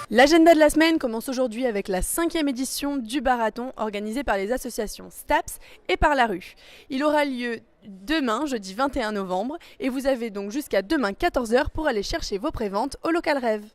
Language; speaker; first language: French; native; French